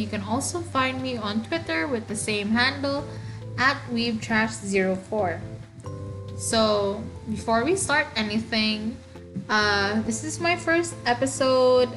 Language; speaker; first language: English; non-native, local second language; Waray